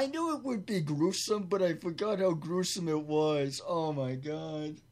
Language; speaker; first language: English; native; English